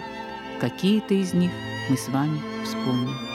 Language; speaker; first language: Russian; native; Russian